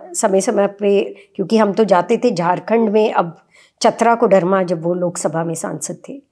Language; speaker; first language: Hindi; native; Hindi